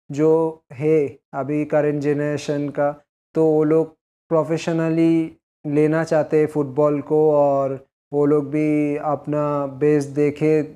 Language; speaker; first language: Hindi; non-native, local second language; Bangla